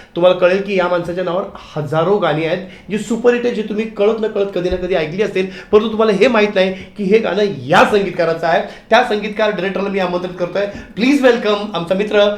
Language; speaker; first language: Marathi; native; Marathi